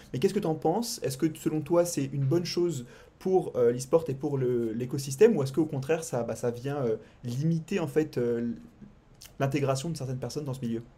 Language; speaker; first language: French; native; French